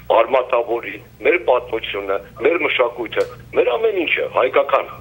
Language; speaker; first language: Armenian; native; Armenian